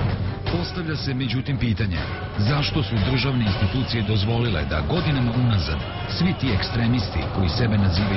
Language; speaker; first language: Serbian; native; Serbian